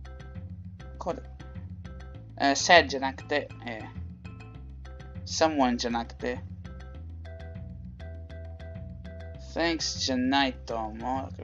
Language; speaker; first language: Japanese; non-native, learner; English